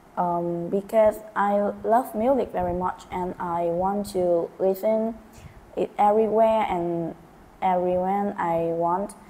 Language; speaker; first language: English; non-native, learner; Vietnamese